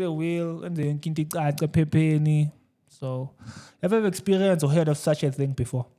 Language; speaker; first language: English; non-native, local second language; Zulu